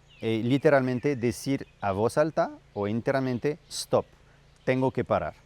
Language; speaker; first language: Spanish; non-native, fluent; French